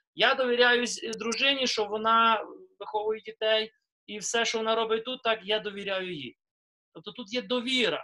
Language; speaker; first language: Ukrainian; native; Ukrainian